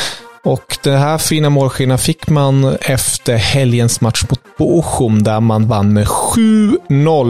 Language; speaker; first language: Swedish; native; Swedish